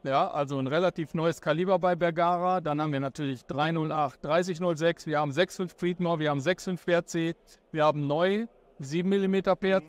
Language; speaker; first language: German; native; German